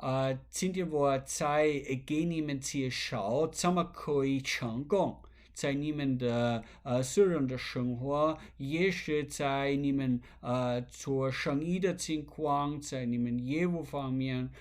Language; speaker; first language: Chinese; non-native, learner; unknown